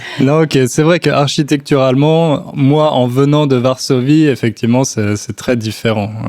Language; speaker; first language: French; native; French